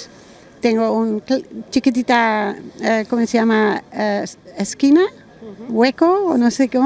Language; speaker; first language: Spanish; non-native, learner; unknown